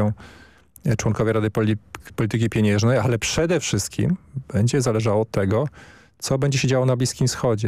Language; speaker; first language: Polish; native; Polish